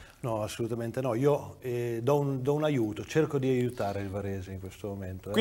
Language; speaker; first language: Italian; native; Italian